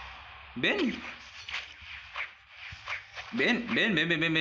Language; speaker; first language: Spanish; native; Spanish